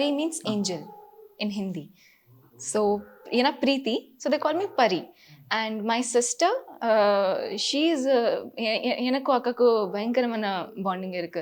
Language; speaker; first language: Tamil; non-native, fluent; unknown